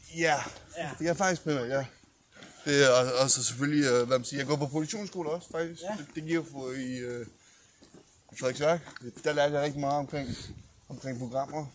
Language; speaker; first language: Danish; early bilingual, other home language; English